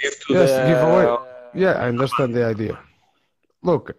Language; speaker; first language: English; non-native, fluent; Portuguese